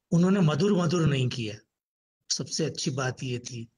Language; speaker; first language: Hindi; native; Hindi